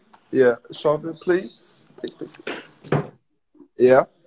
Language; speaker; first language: English; native; English